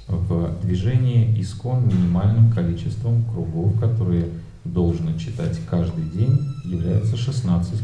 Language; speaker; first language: Russian; native; Russian